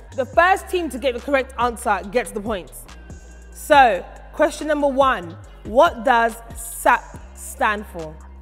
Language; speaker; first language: English; early bilingual, other home language; French